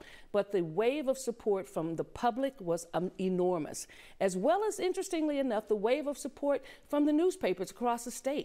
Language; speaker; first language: English; native; English